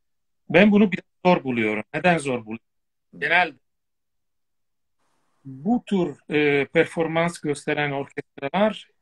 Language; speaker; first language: Turkish; non-native, fluent; Italian